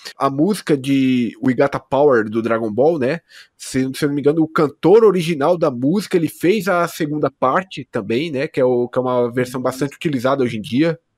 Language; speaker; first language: Portuguese; native; Portuguese